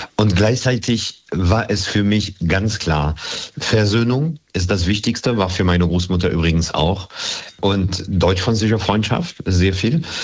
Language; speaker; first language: German; non-native, fluent; French